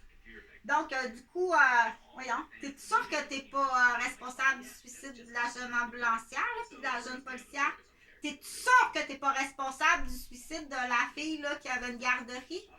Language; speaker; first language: French; native; French